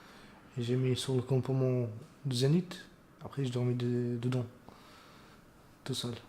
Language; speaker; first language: French; non-native, learner; Romanian